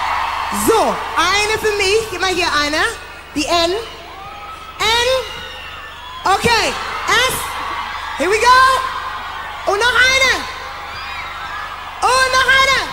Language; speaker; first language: German; non-native, learner; English